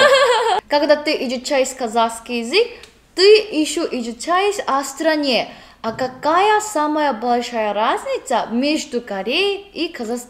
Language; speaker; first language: Russian; non-native, learner; Korean